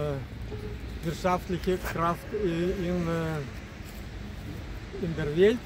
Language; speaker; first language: German; non-native, fluent; Russian